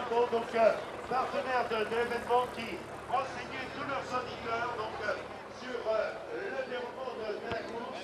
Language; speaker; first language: French; native; French